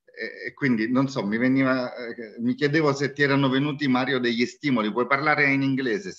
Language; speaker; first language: Italian; native; Italian